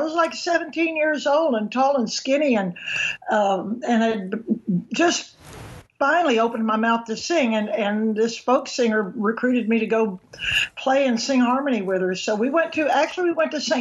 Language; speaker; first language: English; native; English